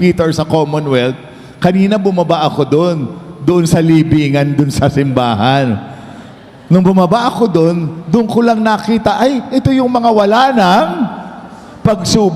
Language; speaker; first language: Filipino; native; Filipino